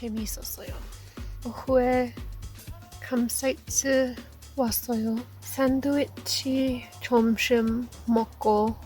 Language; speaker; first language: Korean; non-native, learner; English